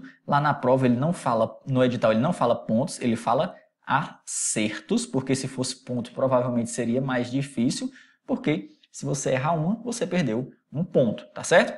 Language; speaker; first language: Portuguese; native; Portuguese